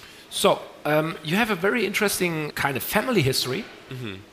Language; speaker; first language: English; non-native, fluent; German